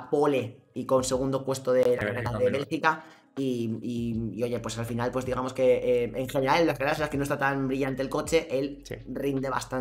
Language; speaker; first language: Spanish; native; Spanish